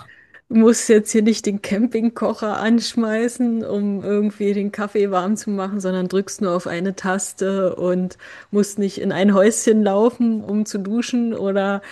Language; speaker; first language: German; native; German